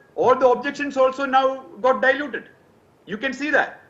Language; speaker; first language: English; non-native, local second language; Malayalam